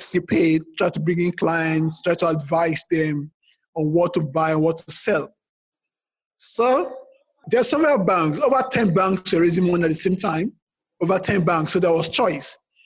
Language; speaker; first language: English; non-native, local second language; Yoruba